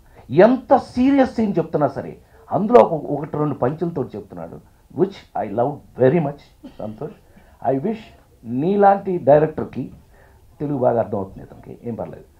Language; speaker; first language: Telugu; native; Telugu